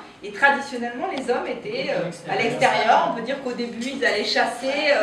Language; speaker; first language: French; native; French